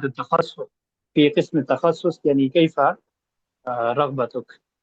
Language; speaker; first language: Arabic; non-native, fluent; Urdu